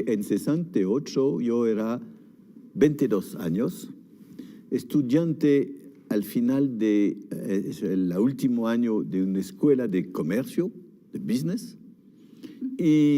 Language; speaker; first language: Spanish; non-native, fluent; French